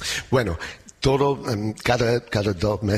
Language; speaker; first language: Spanish; non-native, learner; English